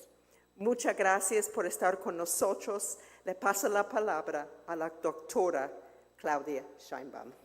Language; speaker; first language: Spanish; non-native, fluent; English